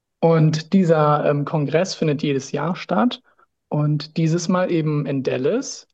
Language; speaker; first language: German; native; German